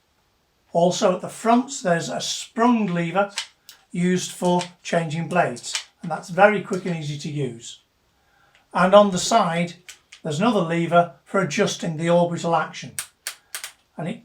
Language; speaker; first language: English; native; English